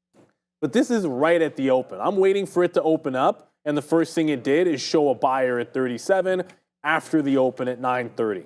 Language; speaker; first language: English; native; English